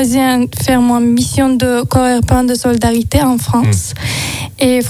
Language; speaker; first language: French; non-native, learner; Azerbaijani